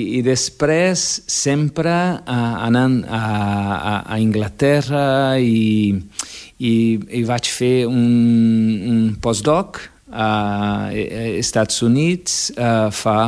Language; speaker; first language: Catalan; non-native, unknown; Portuguese